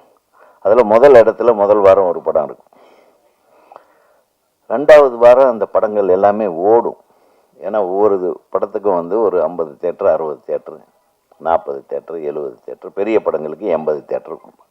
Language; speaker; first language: Tamil; native; Tamil